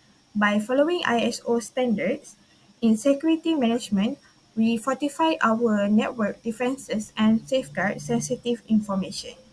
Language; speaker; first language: English; non-native, local second language; Malay